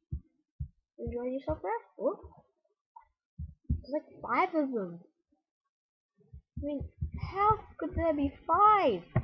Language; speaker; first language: English; native; English